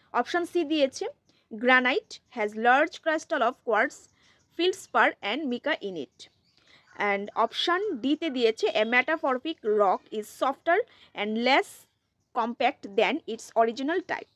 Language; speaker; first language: English; non-native, local second language; Bangla